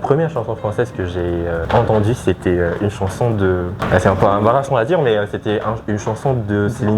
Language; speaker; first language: French; non-native, learner; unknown